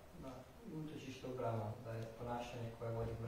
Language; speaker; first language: Croatian; native; Croatian